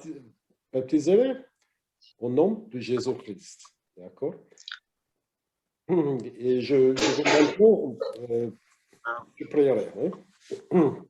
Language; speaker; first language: French; non-native, learner; English